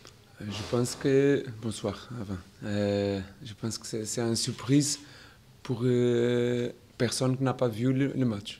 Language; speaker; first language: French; non-native, learner; Portuguese